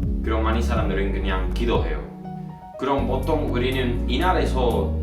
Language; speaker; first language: Korean; non-native, learner; Spanish